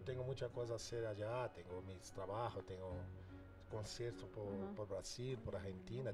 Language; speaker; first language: Spanish; non-native, local second language; Portuguese